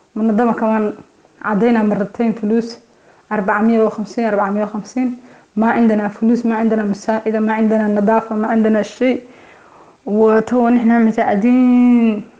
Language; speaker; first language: Arabic; non-native, learner; Somali